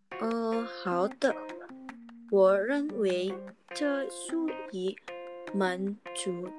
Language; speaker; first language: Chinese; non-native, learner; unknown